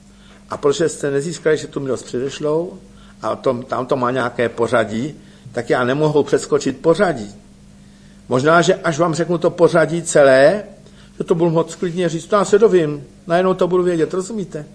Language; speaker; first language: Czech; native; Czech